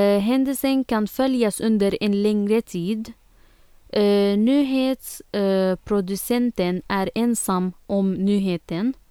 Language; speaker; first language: Swedish; non-native, fluent; Arabic